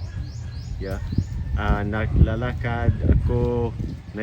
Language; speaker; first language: Cebuano; non-native, learner; English